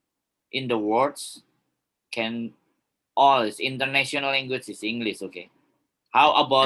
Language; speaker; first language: English; non-native, learner; Indonesian